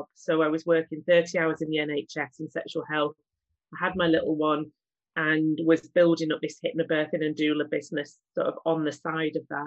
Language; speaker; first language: English; native; English